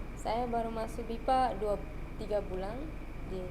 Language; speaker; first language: Indonesian; non-native, learner; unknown